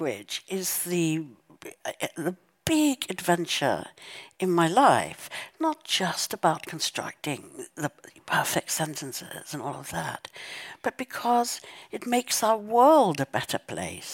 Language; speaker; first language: English; native; English